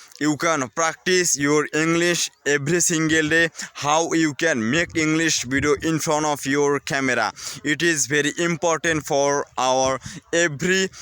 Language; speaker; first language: English; non-native, learner; Bangla